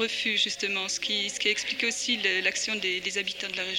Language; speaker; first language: French; native; French